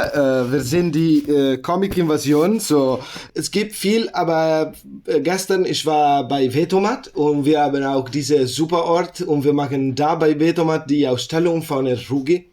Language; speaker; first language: German; non-native, learner; Italian